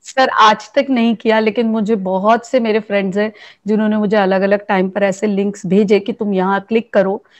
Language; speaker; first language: Hindi; native; Hindi